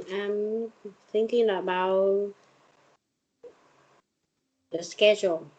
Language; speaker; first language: English; non-native, learner; Vietnamese